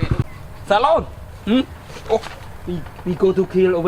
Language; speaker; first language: English; non-native, learner; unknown